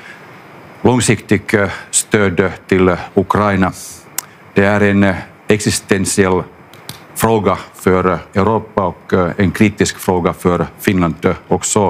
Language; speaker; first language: Swedish; non-native, local second language; Finnish